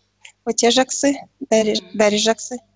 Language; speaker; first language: Kazakh; non-native, learner; Russian